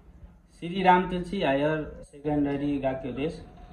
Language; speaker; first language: Japanese; non-native, learner; Nepali